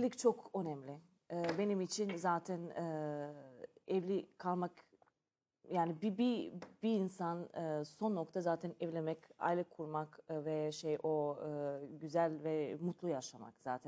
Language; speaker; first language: Turkish; non-native, learner; Serbian